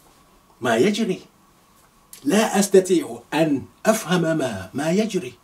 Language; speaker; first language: Arabic; non-native, fluent; Yoruba